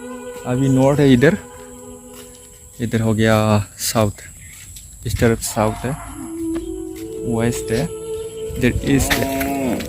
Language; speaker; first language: Hindi; non-native, local second language; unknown